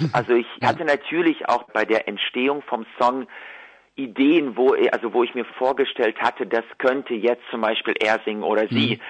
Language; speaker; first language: German; early bilingual, other home language; Russian